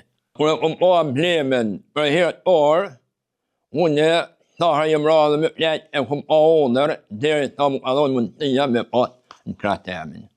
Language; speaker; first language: Albanian; native; Albanian